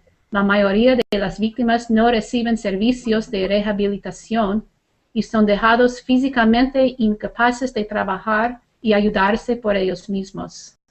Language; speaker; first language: Spanish; non-native, learner; English